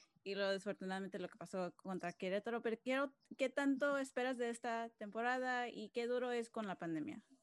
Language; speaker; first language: Spanish; early bilingual, other home language; English